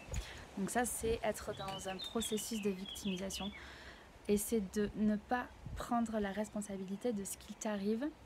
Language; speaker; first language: French; native; French